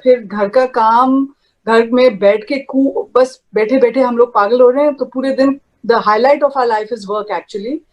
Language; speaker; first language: Hindi; native; Hindi